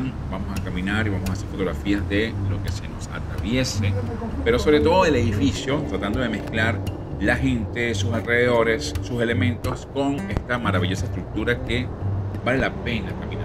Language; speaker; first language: Spanish; native; Spanish